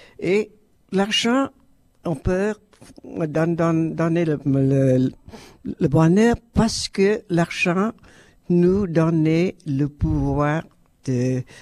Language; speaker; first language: French; non-native, learner; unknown